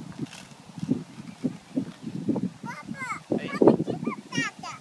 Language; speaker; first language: Chinese; early bilingual, heritage; Chinese